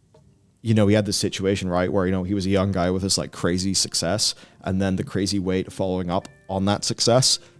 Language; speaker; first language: English; native; English